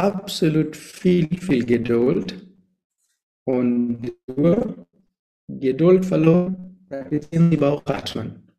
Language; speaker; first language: German; non-native, learner; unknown